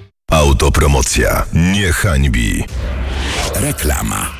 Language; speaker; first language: Polish; native; Polish